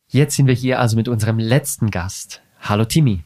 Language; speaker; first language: German; native; German